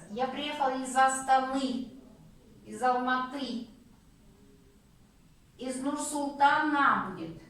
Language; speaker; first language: Russian; non-native, local second language; Kazakh